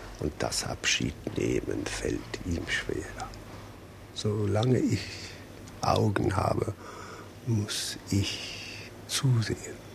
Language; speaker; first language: German; non-native, fluent; English